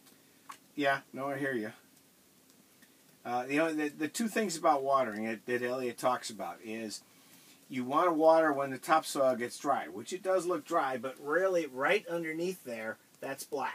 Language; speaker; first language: English; native; English